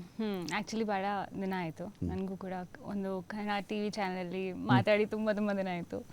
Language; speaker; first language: Kannada; non-native, fluent; Hindi